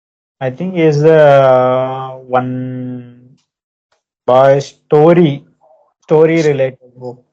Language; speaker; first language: English; non-native, learner; Telugu